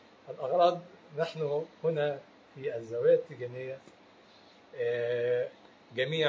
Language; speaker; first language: Arabic; native; Arabic